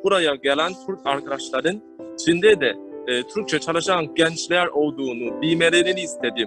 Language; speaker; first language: Turkish; non-native, fluent; Chinese